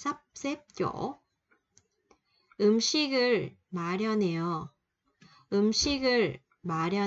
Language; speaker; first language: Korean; non-native, fluent; Vietnamese